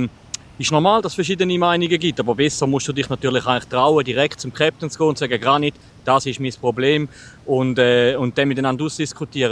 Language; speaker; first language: German; native; German